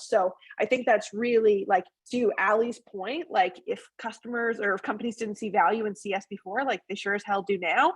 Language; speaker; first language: English; native; English